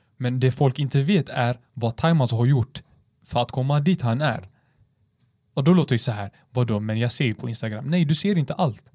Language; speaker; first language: Swedish; early bilingual, other home language; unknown